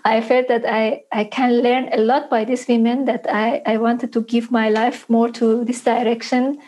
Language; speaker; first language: English; non-native, fluent; Persian